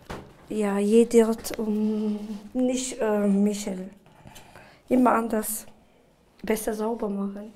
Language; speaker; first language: German; non-native, learner; Turkish